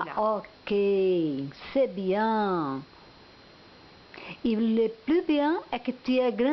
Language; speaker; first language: French; non-native, learner; Portuguese